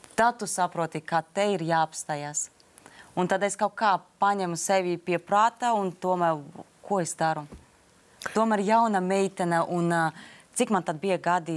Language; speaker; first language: Latvian; non-native, local second language; Russian